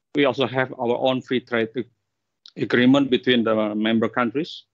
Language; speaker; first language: English; non-native, fluent; Indonesian